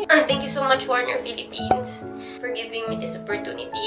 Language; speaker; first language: English; non-native, local second language; Filipino